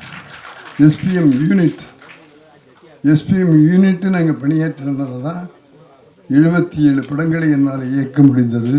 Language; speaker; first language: Tamil; native; Tamil